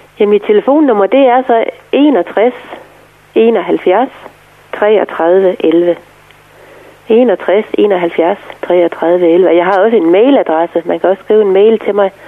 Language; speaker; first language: Danish; native; Danish